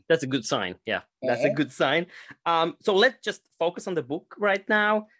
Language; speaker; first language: English; non-native, fluent; Polish